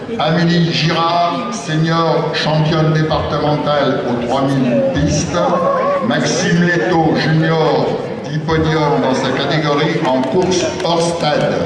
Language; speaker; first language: French; native; French